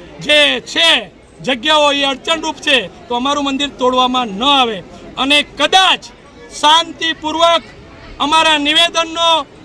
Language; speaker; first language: Gujarati; native; Gujarati